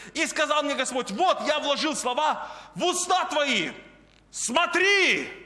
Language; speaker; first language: Russian; native; Russian